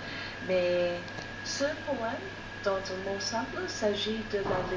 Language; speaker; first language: French; non-native, fluent; English